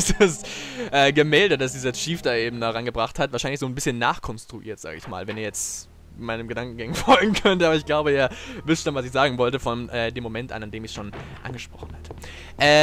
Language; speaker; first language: German; native; German